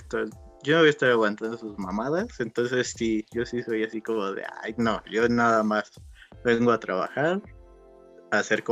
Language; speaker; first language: Spanish; native; Spanish